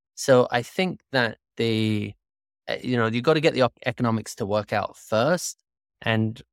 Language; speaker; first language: English; native; English